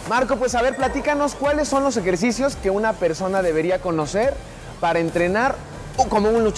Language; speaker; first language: Spanish; native; Spanish